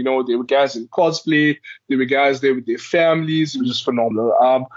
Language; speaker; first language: English; native; English